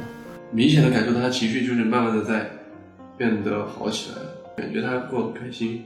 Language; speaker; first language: Chinese; native; Chinese